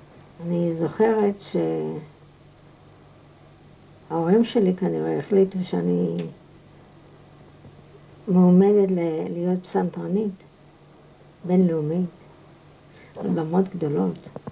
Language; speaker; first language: Hebrew; non-native, fluent; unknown